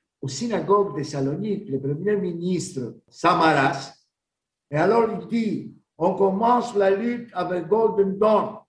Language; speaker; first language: French; non-native, learner; Greek